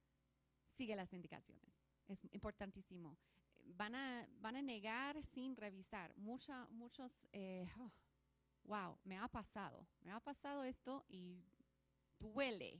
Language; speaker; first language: Spanish; non-native, fluent; English